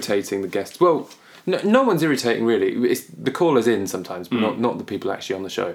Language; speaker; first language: English; native; English